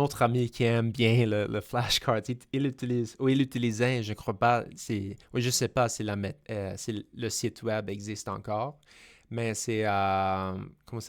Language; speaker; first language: French; non-native, fluent; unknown